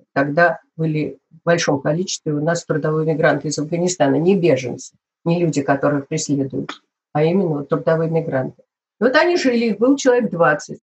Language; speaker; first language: Russian; native; Russian